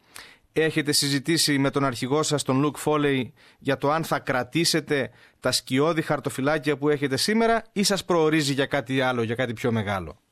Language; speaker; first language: Greek; native; Greek